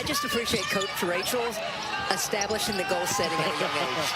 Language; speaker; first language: English; native; English